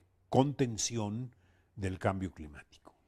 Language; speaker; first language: Spanish; native; Spanish